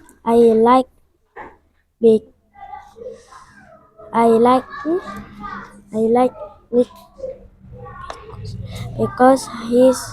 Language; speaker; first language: English; non-native, learner; Indonesian